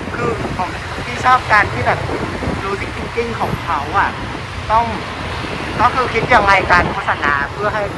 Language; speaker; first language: Thai; non-native, fluent; Vietnamese